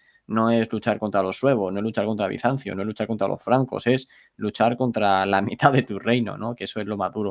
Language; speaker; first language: Spanish; native; Spanish